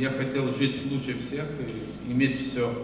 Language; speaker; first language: Russian; non-native, local second language; Lithuanian